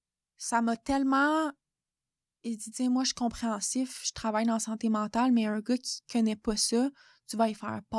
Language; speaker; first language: French; native; French